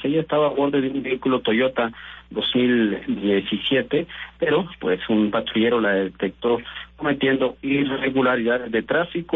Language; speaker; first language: Spanish; native; Spanish